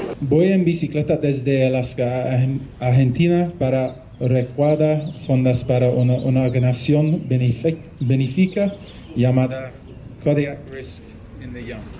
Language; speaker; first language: Spanish; non-native, learner; English